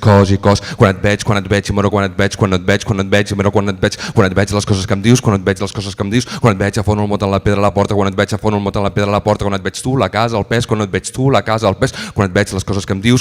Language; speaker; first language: Catalan; native; Catalan